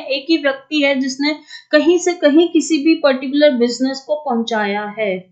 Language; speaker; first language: Hindi; native; Hindi